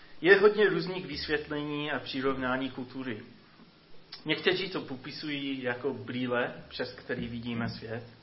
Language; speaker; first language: Czech; non-native, fluent; English